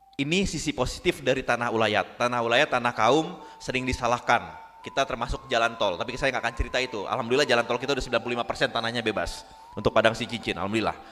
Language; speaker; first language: Indonesian; non-native, local second language; Minangkabau